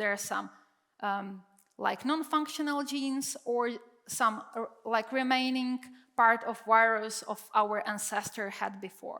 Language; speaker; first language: English; non-native, fluent; Czech